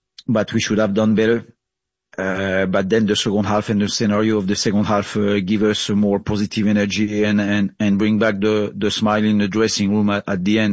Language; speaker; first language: English; non-native, fluent; French